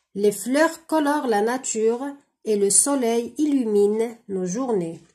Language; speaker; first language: French; non-native, local second language; Arabic